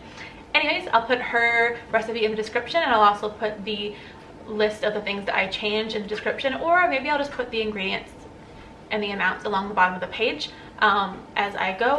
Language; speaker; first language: English; native; English